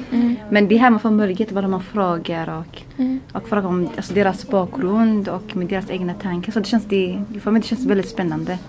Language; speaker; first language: Swedish; non-native, learner; Arabic